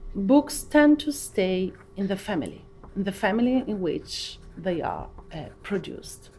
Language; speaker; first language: English; non-native, fluent; Italian